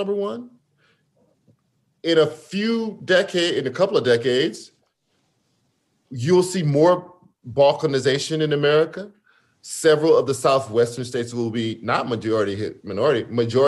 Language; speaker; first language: English; native; English